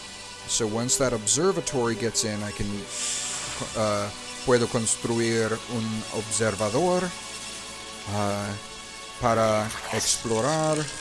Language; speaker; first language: Spanish; non-native, learner; English